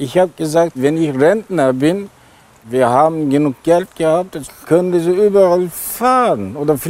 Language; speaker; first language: German; non-native, learner; Turkish